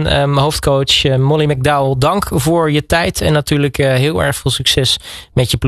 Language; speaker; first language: Dutch; native; Dutch